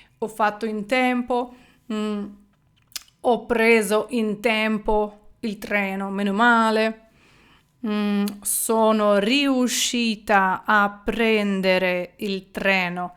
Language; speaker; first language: Italian; non-native, fluent; Ukrainian